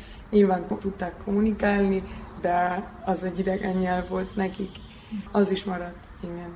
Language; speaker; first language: Hungarian; early bilingual, heritage; Hungarian